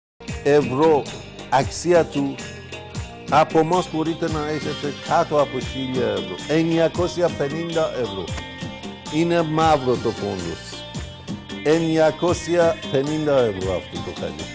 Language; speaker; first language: Greek; non-native, fluent; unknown